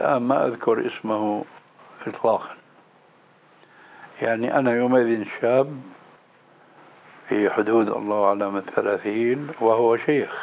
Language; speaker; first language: Arabic; native; Arabic